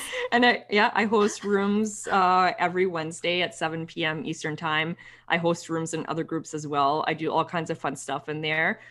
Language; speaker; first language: English; native; English